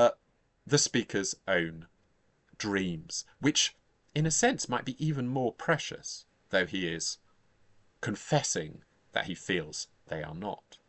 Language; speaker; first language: English; native; English